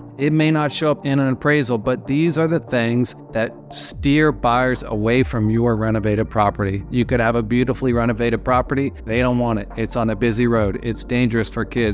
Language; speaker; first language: English; native; English